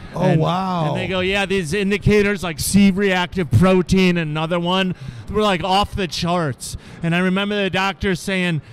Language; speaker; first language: English; native; English